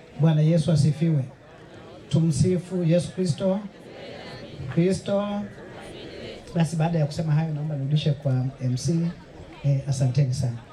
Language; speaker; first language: Swahili; native; Swahili